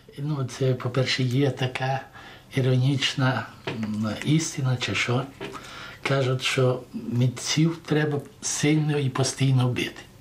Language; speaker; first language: Ukrainian; native; Ukrainian